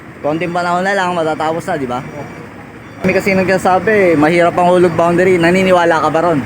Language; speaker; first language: Filipino; native; Filipino